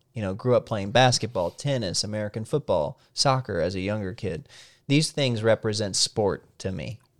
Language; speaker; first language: English; native; English